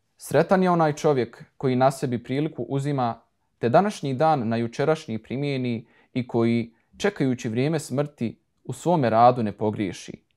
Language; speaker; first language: Croatian; native; Croatian